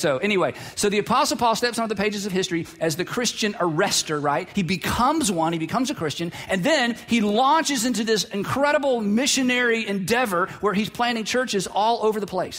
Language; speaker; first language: English; native; English